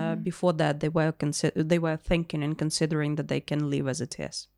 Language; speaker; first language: English; non-native, fluent; Ukrainian